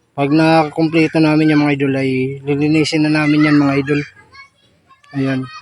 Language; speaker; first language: Filipino; non-native, local second language; Cebuano